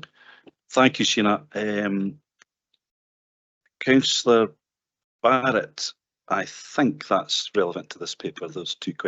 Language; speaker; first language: English; native; English